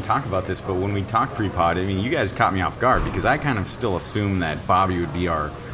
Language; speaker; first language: English; native; English